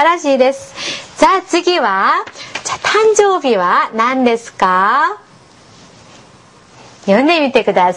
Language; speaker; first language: Japanese; non-native, fluent; Korean